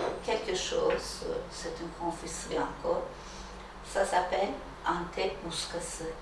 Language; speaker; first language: French; non-native, fluent; Turkish